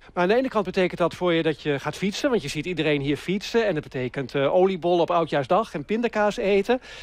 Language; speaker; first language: Dutch; native; Dutch